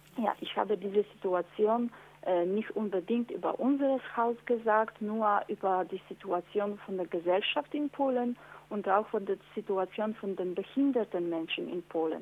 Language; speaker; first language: German; non-native, fluent; Polish